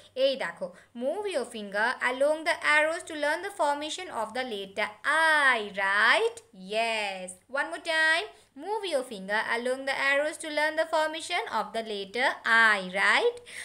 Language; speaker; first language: English; non-native, local second language; Bangla